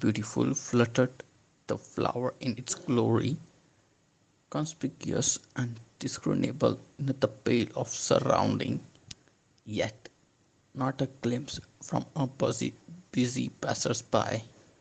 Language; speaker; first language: English; non-native, local second language; Gujarati